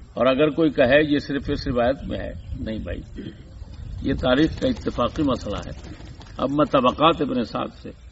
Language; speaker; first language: Urdu; native; Urdu